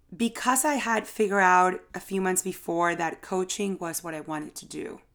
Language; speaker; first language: English; non-native, fluent; Spanish